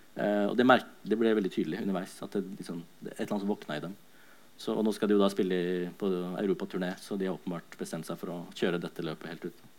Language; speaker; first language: Norwegian; early bilingual, other home language; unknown